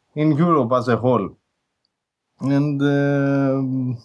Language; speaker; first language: English; non-native, fluent; Greek